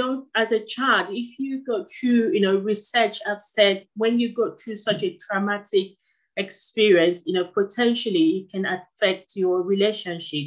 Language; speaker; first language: English; non-native, local second language; Yoruba